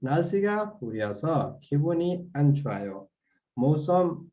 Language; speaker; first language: Korean; non-native, learner; Nepali